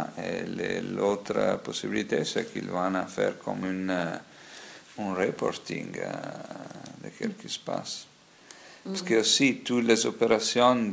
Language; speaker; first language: French; non-native, fluent; Italian